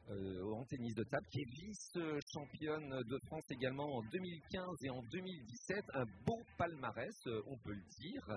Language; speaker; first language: French; native; French